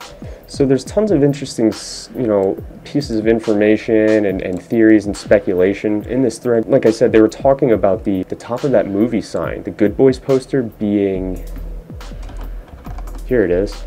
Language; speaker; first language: English; native; English